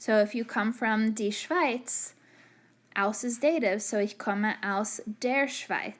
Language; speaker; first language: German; non-native, fluent; English